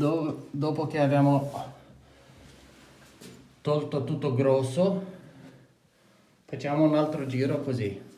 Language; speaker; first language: Italian; non-native, fluent; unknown